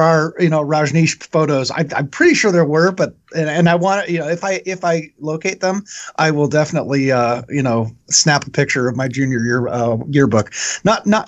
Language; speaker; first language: English; native; English